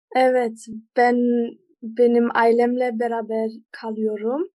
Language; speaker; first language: Turkish; early bilingual, heritage; Turkish